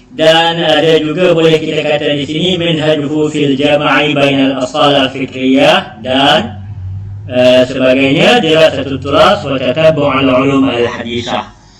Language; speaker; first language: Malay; native; Malay